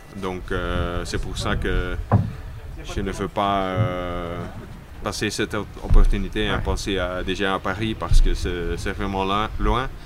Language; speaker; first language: French; non-native, local second language; Dutch